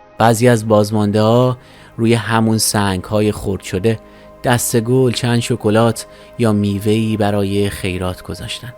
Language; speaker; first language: Persian; native; Persian